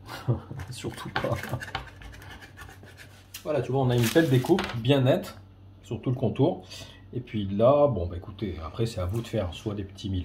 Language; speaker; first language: French; native; French